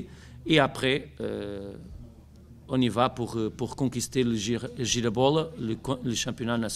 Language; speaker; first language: French; non-native, learner; Portuguese